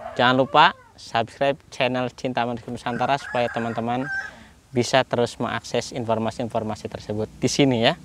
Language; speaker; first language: Indonesian; non-native, local second language; Sundanese